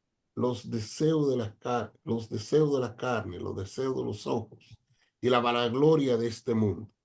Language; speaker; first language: Spanish; non-native, fluent; English